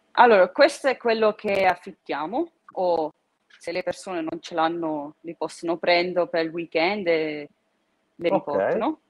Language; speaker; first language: Italian; early bilingual, heritage; Italian